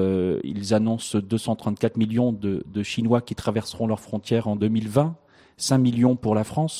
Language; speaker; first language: French; native; French